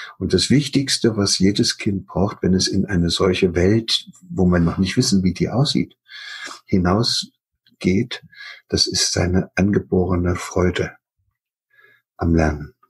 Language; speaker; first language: German; native; German